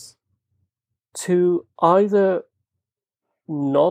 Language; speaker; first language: English; non-native, local second language; Afrikaans